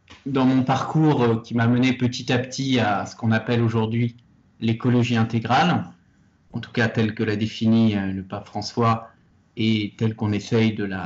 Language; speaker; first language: French; native; French